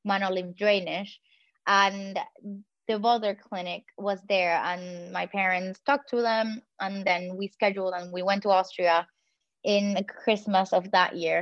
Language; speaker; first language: English; non-native, fluent; Spanish